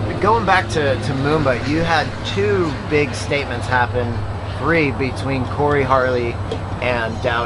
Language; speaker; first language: English; native; English